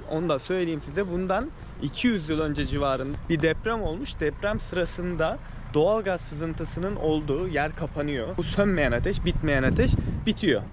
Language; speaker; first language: Turkish; native; Turkish